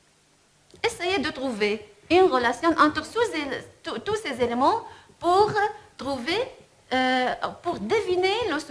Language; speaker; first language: French; non-native, fluent; Arabic